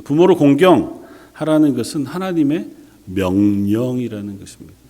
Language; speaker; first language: Korean; native; Korean